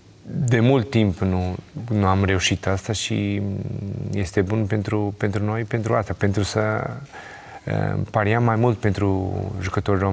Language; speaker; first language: Romanian; non-native, learner; Portuguese